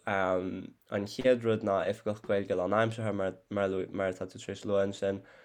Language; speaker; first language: Irish; non-native, fluent; English